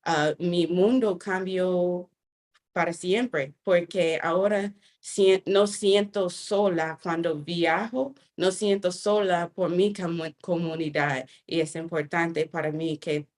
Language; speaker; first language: Spanish; non-native, fluent; English